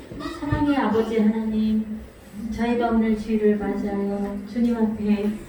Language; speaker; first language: Korean; native; Korean